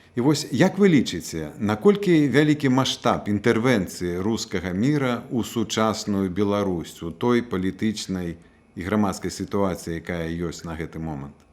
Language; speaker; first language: Belarusian; native; Belarusian